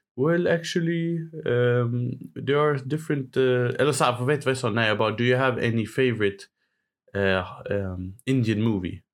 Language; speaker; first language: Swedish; early bilingual, other home language; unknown